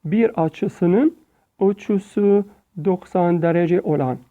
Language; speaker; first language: Turkish; non-native, learner; Arabic